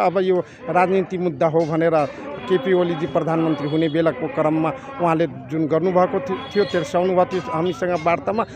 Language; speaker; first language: Nepali; non-native, local second language; Dangaura Tharu